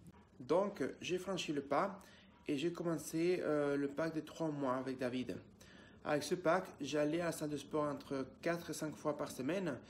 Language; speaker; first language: French; non-native, fluent; Spanish